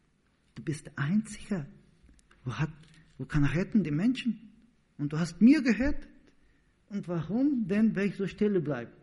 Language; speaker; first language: German; non-native, learner; Portuguese